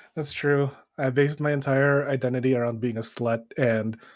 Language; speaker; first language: English; early bilingual, other home language; Filipino